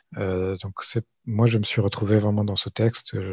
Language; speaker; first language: French; native; French